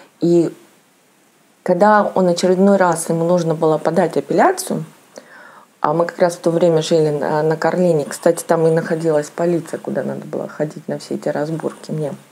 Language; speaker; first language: Russian; native; Russian